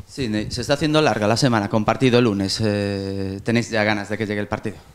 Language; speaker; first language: Spanish; native; Spanish